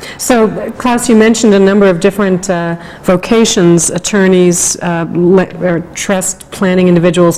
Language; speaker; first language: English; native; English